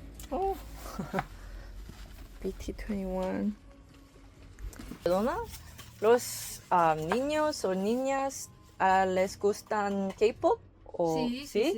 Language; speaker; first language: Spanish; non-native, learner; Korean